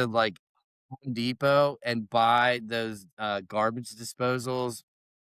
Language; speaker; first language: English; native; English